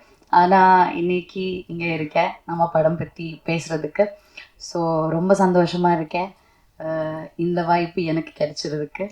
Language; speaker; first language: Tamil; non-native, learner; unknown